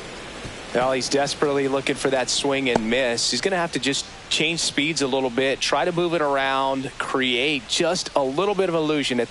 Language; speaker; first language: English; native; English